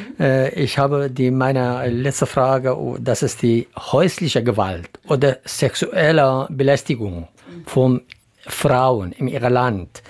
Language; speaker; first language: German; non-native, learner; Central Kurdish